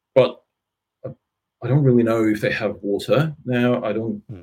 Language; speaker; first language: English; non-native, fluent; Russian